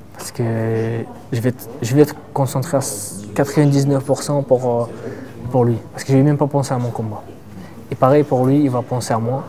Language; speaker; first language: French; non-native, fluent; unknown